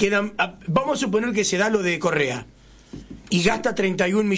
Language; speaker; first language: Spanish; native; Spanish